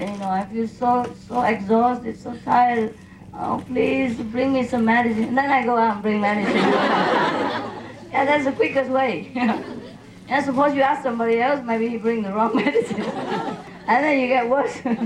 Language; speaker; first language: English; non-native, fluent; Vietnamese